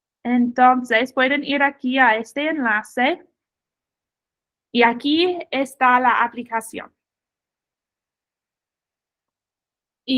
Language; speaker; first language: Spanish; non-native, fluent; English